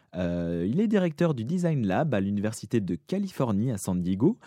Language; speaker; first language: French; native; French